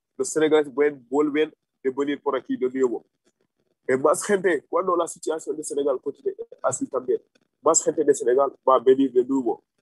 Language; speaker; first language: Spanish; non-native, learner; Wolof